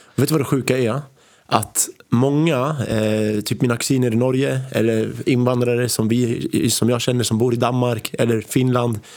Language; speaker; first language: Swedish; early bilingual, other home language; Arabic